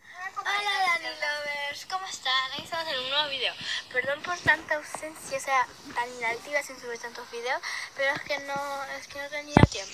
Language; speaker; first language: Spanish; native; Spanish